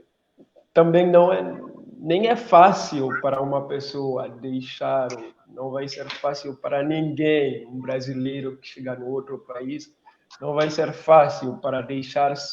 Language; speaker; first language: Portuguese; non-native, local second language; Haitian Creole